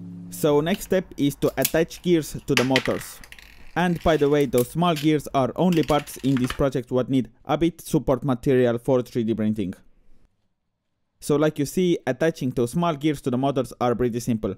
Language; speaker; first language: English; non-native, fluent; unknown